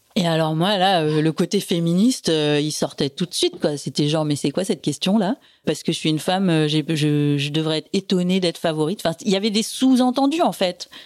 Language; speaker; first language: French; native; French